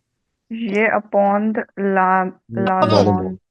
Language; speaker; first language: French; non-native, learner; Punjabi